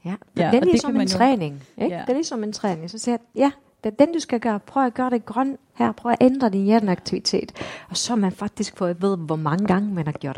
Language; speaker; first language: Danish; non-native, fluent; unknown